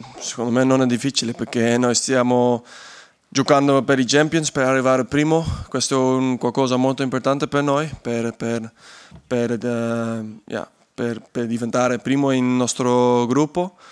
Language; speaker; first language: Italian; non-native, learner; Dutch